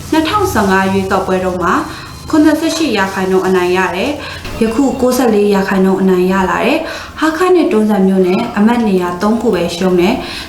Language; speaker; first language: Burmese; non-native, local second language; Hakha Chin